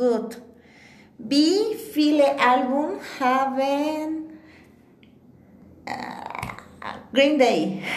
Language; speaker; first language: German; non-native, learner; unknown